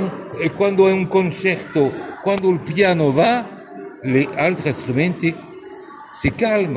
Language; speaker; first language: Italian; non-native, fluent; French